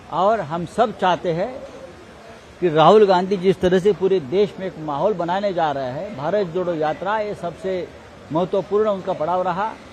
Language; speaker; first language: Hindi; non-native, local second language; Marathi